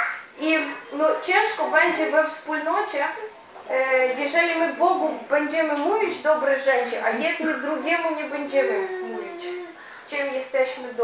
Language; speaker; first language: Polish; non-native, fluent; Ukrainian